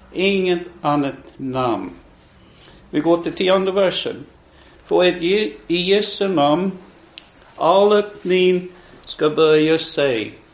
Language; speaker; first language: Swedish; non-native, fluent; English